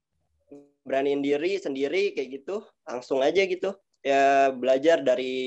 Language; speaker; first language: Indonesian; native; Indonesian